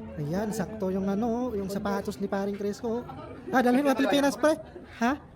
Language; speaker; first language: Filipino; native; Filipino